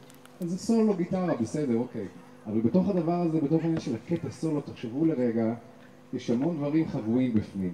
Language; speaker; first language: Hebrew; native; Hebrew